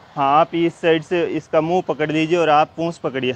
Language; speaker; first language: Hindi; native; Hindi